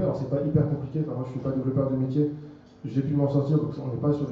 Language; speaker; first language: French; native; French